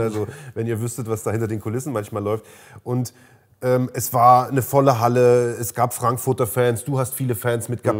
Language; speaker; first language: German; native; German